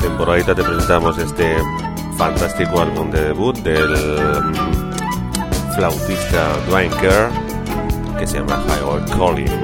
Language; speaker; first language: Spanish; native; Spanish